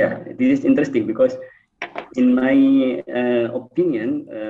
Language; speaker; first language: English; non-native, fluent; Indonesian